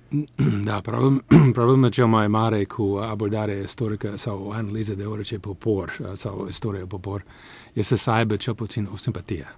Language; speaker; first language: Romanian; non-native, fluent; English